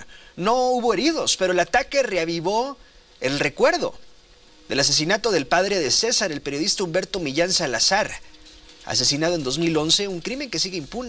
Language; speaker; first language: Spanish; native; Spanish